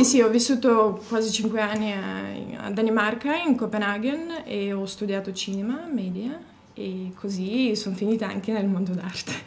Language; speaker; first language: Italian; non-native, fluent; Latvian